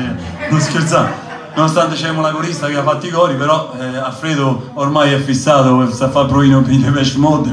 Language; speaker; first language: Italian; native; Italian